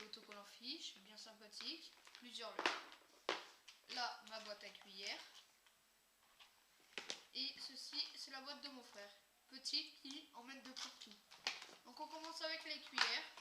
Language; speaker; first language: French; native; French